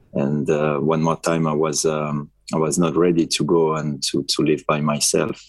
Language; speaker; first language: English; non-native, fluent; French